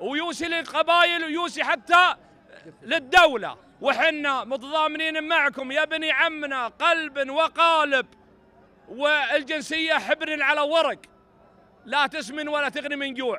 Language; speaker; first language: Arabic; native; Arabic